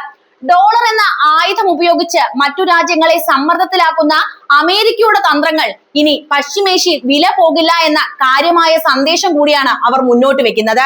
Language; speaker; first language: Malayalam; native; Malayalam